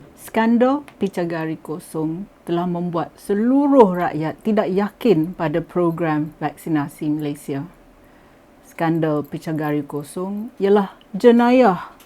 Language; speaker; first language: Malay; native; Malay